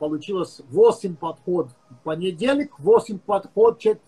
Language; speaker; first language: Russian; non-native, learner; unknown